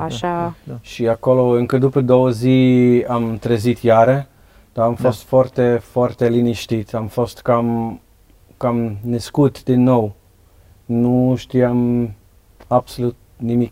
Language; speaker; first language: Romanian; non-native, learner; Dutch